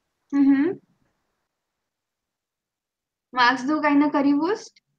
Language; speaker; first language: German; non-native, fluent; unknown